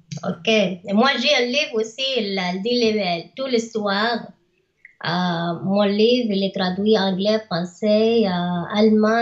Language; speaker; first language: French; non-native, learner; Arabic